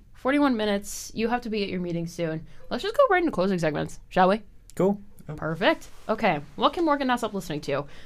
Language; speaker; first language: English; native; English